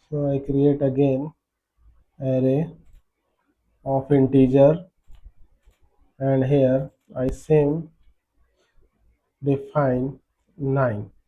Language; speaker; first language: English; non-native, local second language; Hindi